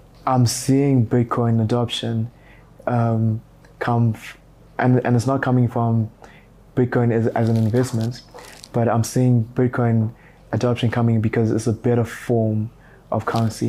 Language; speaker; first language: English; non-native, local second language; Shona